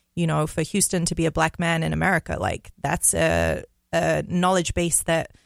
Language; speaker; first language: English; native; English